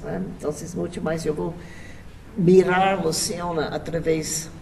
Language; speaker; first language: Spanish; non-native, fluent; English